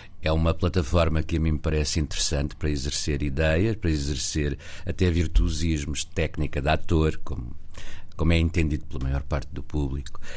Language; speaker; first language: Portuguese; native; Portuguese